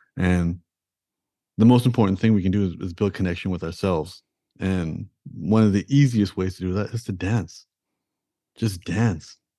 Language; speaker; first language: English; early bilingual, other home language; Punjabi